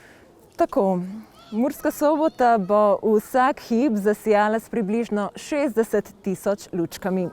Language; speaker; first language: Slovenian; native; Slovenian